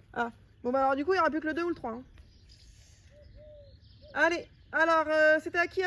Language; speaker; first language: French; native; French